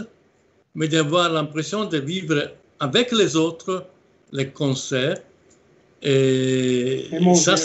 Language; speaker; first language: French; non-native, fluent; Italian